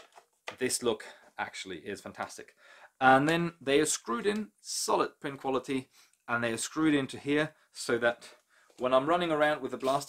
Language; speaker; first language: English; non-native, fluent; German